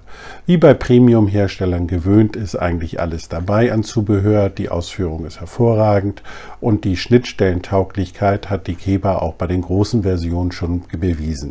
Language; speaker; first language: German; native; German